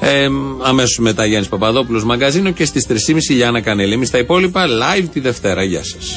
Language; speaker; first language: Greek; native; Greek